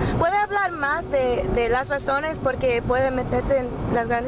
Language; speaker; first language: Spanish; non-native, learner; English